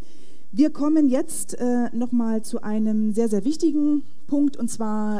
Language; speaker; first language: German; native; German